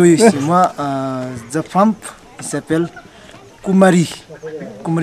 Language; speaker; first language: French; non-native, learner; Nepali